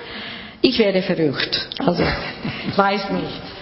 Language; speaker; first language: German; non-native, learner; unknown